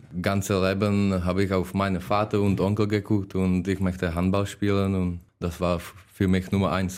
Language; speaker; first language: German; non-native, learner; Czech